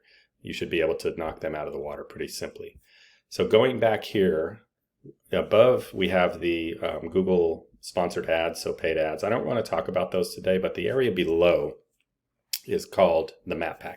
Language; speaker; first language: English; native; English